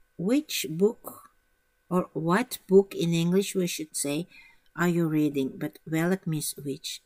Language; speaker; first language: English; non-native, fluent; Dutch